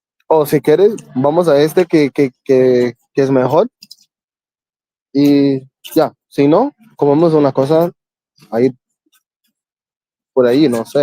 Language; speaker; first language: Spanish; non-native, learner; English